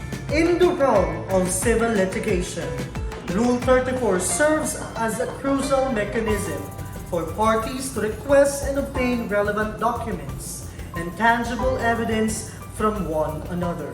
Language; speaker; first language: English; non-native, local second language; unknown